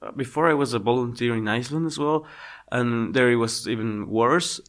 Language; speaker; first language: English; non-native, fluent; Spanish